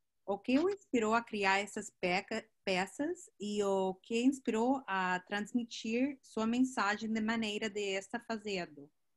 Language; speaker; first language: Portuguese; non-native, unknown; English